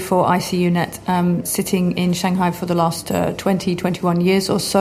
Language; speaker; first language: English; native; English